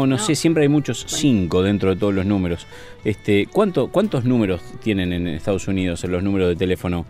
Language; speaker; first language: Spanish; native; Spanish